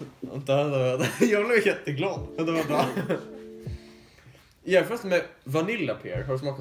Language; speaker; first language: Swedish; native; Swedish